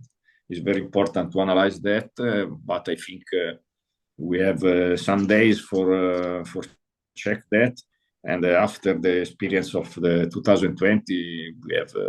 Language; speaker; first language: English; non-native, learner; Italian